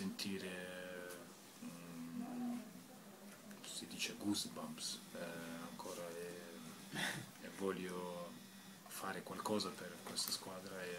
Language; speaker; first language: Italian; non-native, fluent; Lithuanian